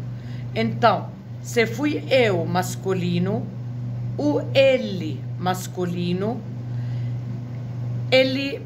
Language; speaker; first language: Portuguese; non-native, fluent; Arabic